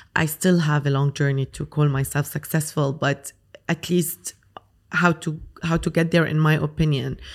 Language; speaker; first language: English; non-native, fluent; Arabic